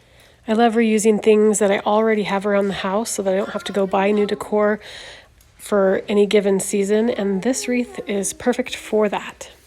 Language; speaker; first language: English; native; English